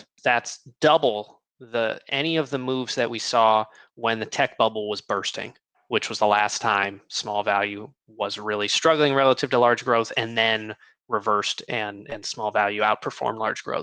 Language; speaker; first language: English; native; English